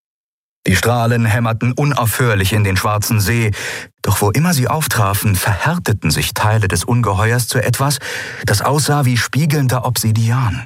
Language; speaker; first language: German; native; German